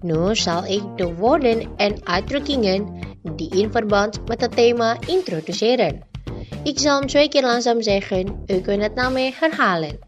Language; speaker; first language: Dutch; non-native, learner; Indonesian